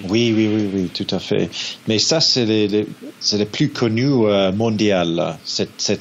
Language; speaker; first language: French; non-native, learner; English